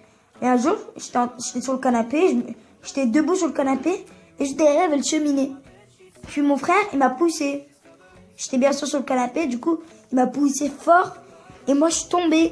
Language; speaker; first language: French; early bilingual, other home language; Turkish